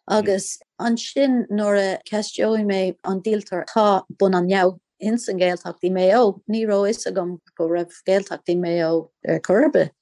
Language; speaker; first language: Irish; non-native, local second language; English